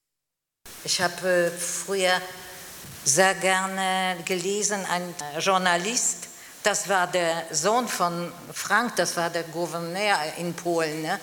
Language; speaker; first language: German; non-native, fluent; Polish